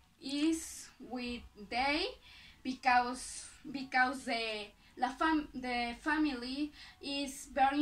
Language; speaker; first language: English; non-native, learner; Spanish